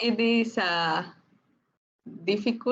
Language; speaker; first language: English; non-native, learner; Spanish